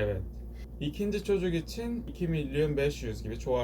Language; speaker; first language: Turkish; non-native, learner; Korean